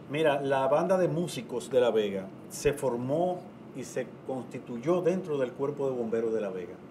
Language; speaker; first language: Spanish; native; Spanish